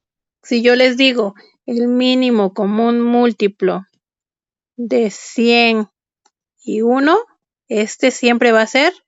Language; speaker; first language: Spanish; native; Spanish